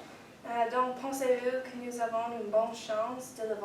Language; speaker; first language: French; non-native, learner; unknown